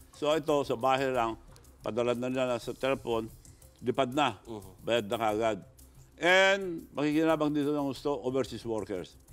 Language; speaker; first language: Filipino; non-native, local second language; Iloko